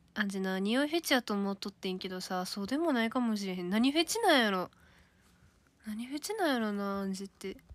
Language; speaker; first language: Japanese; native; Japanese